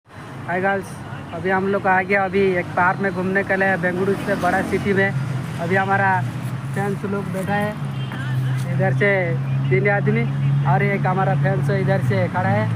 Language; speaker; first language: Hindi; non-native, local second language; Odia